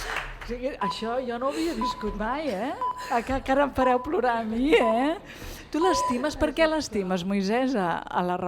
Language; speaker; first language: Catalan; native; Catalan